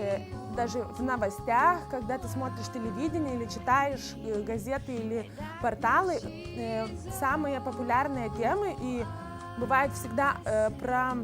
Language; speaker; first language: Russian; non-native, fluent; Lithuanian